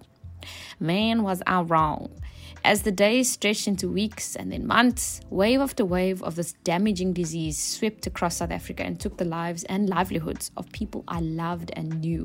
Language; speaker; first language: English; native; English